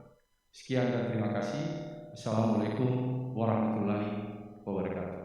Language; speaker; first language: Indonesian; native; Indonesian